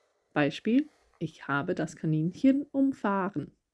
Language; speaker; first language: German; non-native, fluent; English